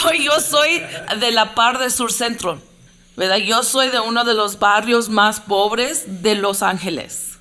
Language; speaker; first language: Spanish; early bilingual, heritage; Spanish